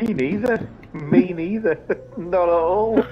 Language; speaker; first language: English; native; English